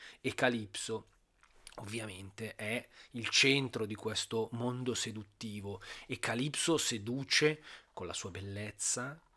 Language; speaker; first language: Italian; native; Italian